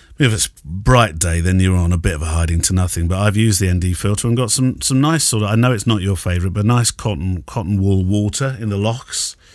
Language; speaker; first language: English; native; English